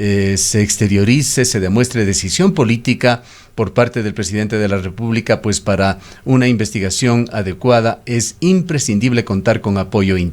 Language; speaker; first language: Spanish; native; Spanish